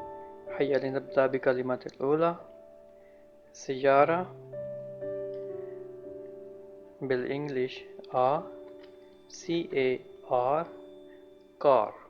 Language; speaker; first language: Arabic; non-native, learner; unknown